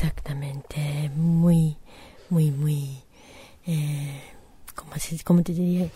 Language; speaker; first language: Spanish; non-native, fluent; Japanese